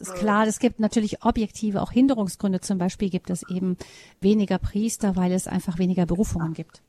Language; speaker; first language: German; native; German